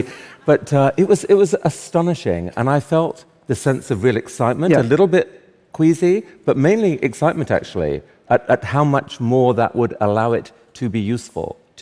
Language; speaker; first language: English; native; English